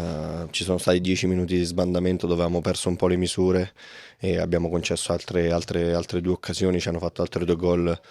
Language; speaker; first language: Italian; native; Italian